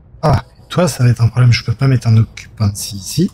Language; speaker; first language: French; native; French